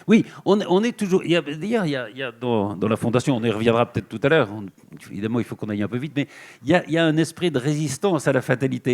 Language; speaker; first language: French; native; French